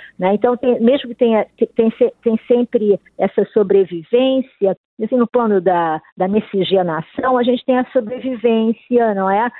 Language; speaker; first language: Portuguese; native; Portuguese